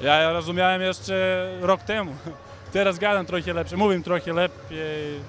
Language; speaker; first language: Polish; non-native, learner; Serbian